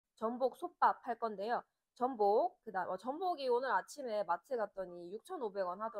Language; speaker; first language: Korean; native; Korean